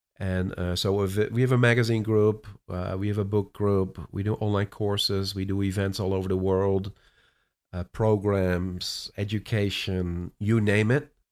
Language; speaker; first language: English; non-native, fluent; Dutch